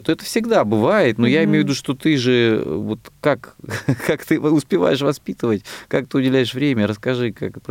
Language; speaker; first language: Russian; native; Russian